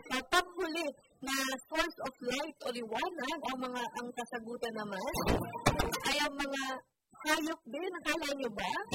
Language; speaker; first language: Filipino; native; Filipino